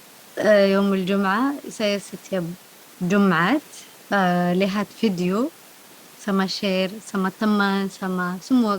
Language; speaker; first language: Indonesian; non-native, learner; Arabic